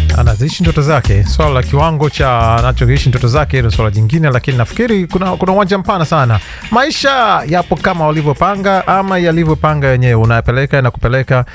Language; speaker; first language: Swahili; native; Swahili